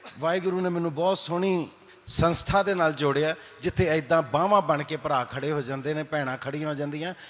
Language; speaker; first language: Punjabi; native; Punjabi